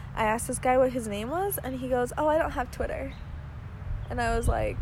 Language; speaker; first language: English; native; English